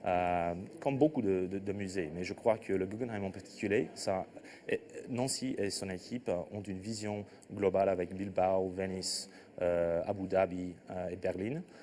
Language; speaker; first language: French; non-native, fluent; English